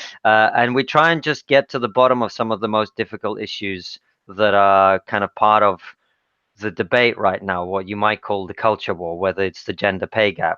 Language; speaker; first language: English; non-native, fluent; Russian